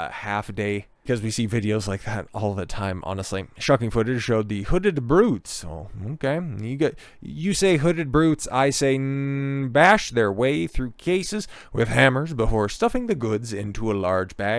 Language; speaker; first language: English; native; English